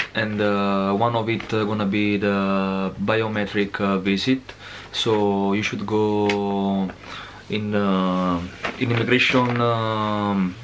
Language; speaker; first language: English; non-native, learner; Italian